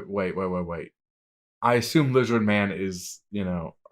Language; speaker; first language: English; native; English